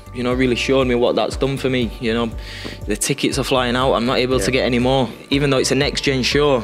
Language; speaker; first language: English; native; English